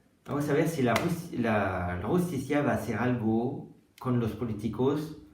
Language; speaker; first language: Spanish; non-native, learner; French